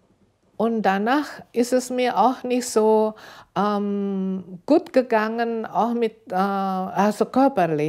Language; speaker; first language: German; non-native, fluent; Indonesian